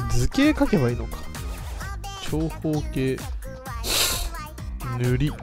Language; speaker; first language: Japanese; native; Japanese